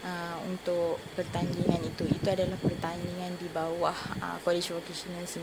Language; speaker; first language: Malay; native; Malay